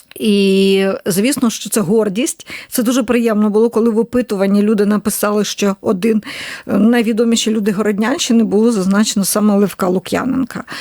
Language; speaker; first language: Ukrainian; native; Ukrainian